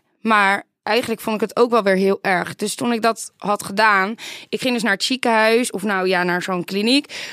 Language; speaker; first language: Dutch; native; Dutch